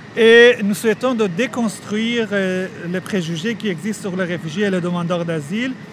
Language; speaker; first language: French; non-native, fluent; Persian